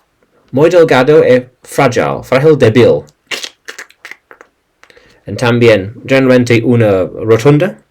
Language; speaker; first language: Spanish; non-native, learner; English